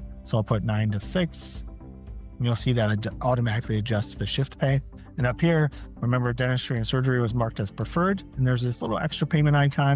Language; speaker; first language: English; native; English